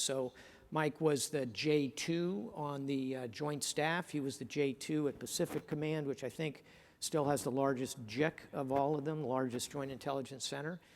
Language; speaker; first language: English; native; English